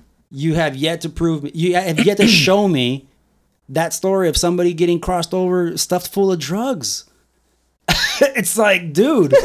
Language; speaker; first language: English; early bilingual, other home language; Spanish